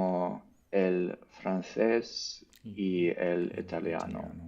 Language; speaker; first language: Spanish; non-native, learner; English